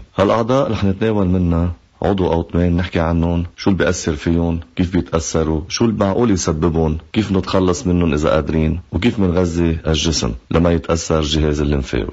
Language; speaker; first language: Arabic; native; Arabic